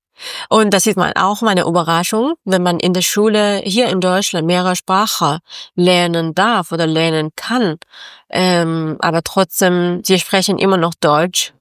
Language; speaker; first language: German; non-native, learner; Persian